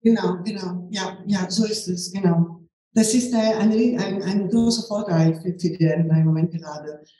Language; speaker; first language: German; non-native, fluent; Greek